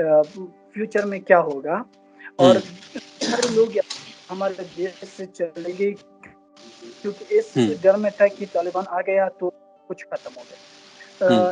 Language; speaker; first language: Hindi; non-native, fluent; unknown